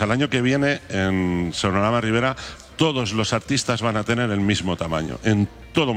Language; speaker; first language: Spanish; native; Spanish